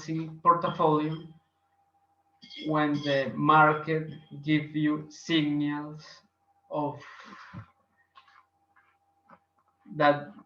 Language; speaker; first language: English; non-native, local second language; Spanish